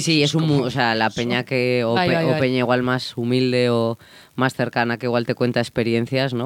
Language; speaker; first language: Spanish; native; Spanish